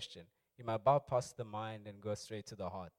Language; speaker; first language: English; non-native, local second language; Tswana